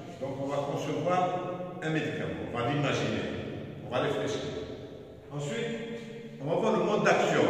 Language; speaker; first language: French; non-native, local second language; Arabic